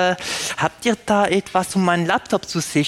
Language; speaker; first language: German; non-native, fluent; French